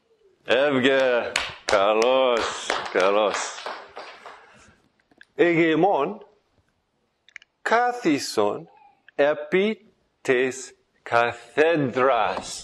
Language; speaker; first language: Greek; non-native, fluent; English